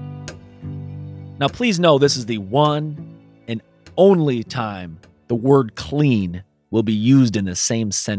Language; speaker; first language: English; native; English